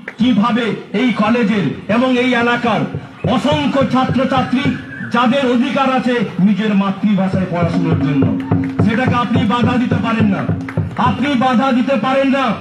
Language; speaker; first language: Bangla; non-native, local second language; Santali